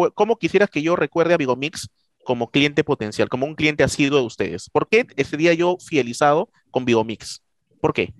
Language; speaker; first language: Spanish; native; Spanish